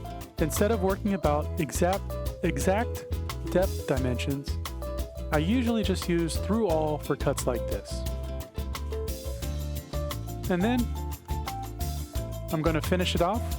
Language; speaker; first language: English; native; English